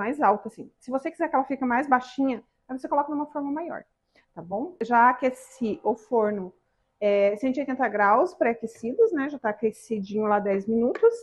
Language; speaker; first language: Portuguese; native; Portuguese